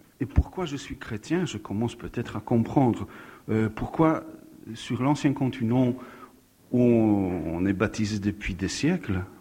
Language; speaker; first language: French; non-native, fluent; Polish